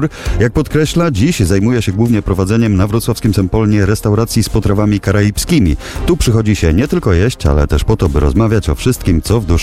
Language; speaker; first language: Polish; native; Polish